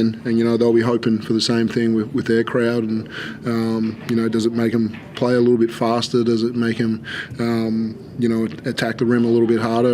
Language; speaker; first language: English; native; English